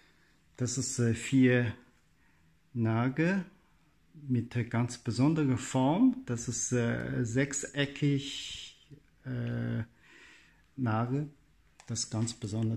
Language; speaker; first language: German; non-native, learner; Chinese